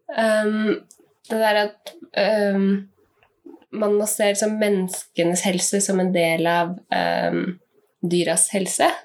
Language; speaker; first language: Norwegian; native; Norwegian